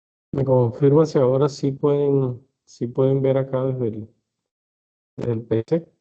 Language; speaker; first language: Spanish; native; Spanish